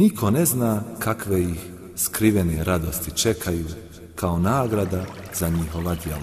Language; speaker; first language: Serbian; native; Serbian